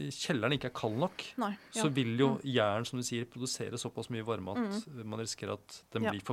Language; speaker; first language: Norwegian; native; Norwegian